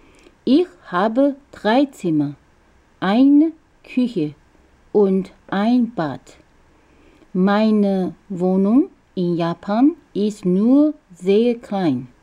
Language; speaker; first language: German; non-native, learner; Japanese